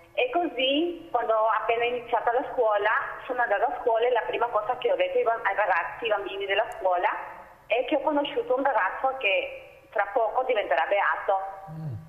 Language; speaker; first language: Italian; non-native, fluent; Spanish